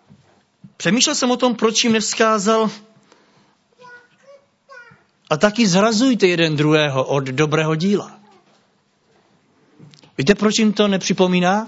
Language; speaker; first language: Czech; native; Czech